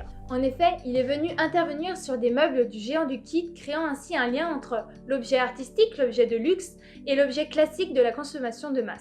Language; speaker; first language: French; native; French